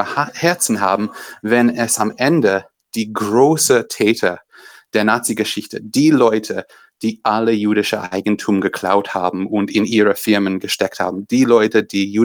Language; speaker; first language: German; non-native, fluent; English